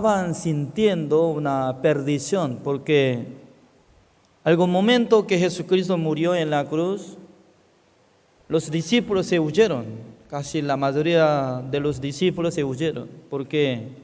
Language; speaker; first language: Spanish; non-native, fluent; Korean